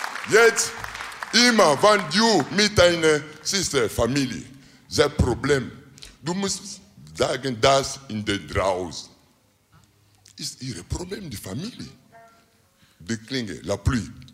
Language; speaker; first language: German; non-native, learner; Lingala